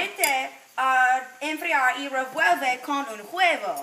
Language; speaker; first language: Spanish; non-native, learner; English